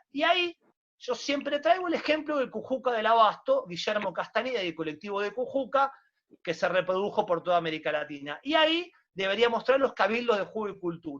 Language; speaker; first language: Spanish; native; Spanish